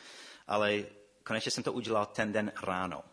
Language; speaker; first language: Czech; non-native, fluent; English